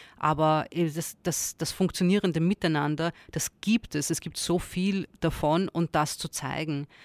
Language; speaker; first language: German; early bilingual, other home language; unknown